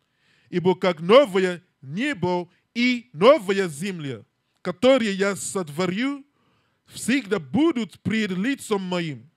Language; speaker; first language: Russian; non-native, learner; English